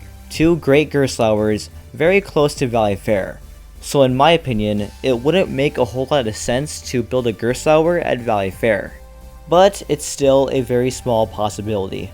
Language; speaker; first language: English; native; English